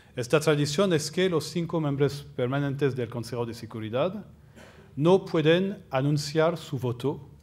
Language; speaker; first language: Spanish; non-native, fluent; French